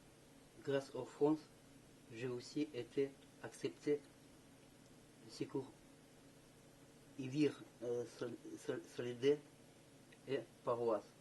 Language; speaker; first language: French; non-native, learner; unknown